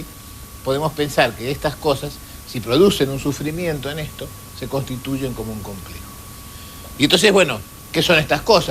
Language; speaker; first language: Spanish; native; Spanish